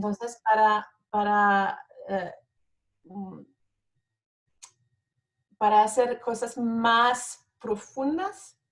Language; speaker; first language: Spanish; non-native, fluent; French